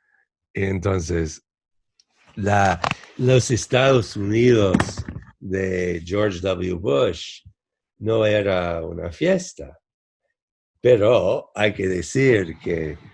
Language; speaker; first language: Spanish; non-native, fluent; English